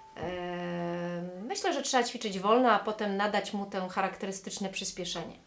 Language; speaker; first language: Polish; native; Polish